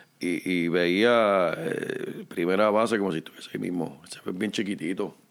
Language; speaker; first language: Spanish; native; Spanish